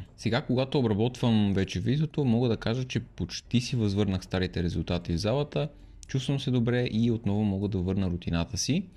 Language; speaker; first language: Bulgarian; native; Bulgarian